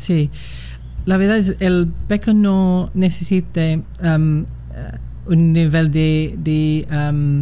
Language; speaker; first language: Spanish; non-native, fluent; English